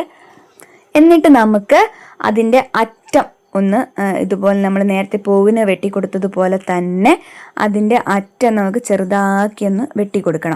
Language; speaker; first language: Malayalam; native; Malayalam